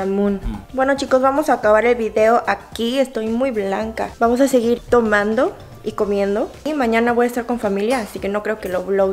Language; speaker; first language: Spanish; early bilingual, other home language; Korean